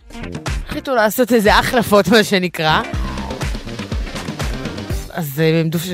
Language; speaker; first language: Hebrew; native; Hebrew